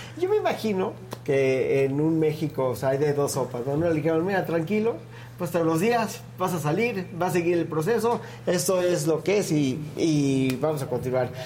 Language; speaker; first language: Spanish; native; Spanish